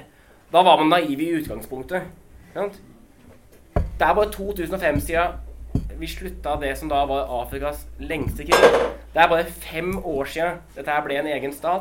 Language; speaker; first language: Norwegian; native; Norwegian